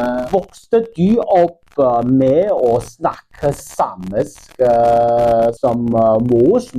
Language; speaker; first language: Norwegian; non-native, learner; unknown